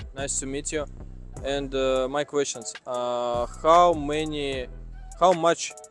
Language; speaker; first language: English; non-native, learner; Russian